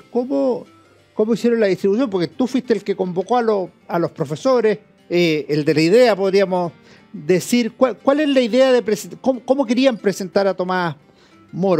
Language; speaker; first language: Spanish; native; Spanish